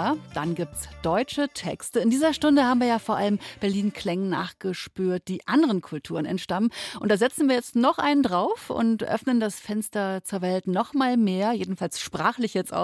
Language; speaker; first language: German; native; German